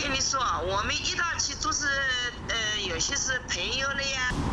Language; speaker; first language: Chinese; non-native, local second language; Wu Chinese